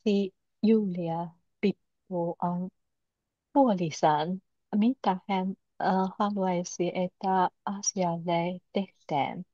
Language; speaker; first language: Finnish; non-native, learner; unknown